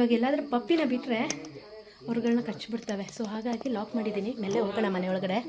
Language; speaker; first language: Kannada; non-native, local second language; Kodava